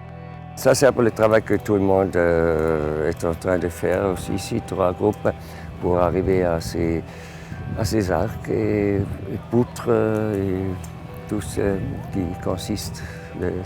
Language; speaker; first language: French; non-native, fluent; German